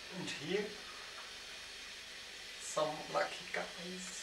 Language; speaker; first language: English; non-native, learner; German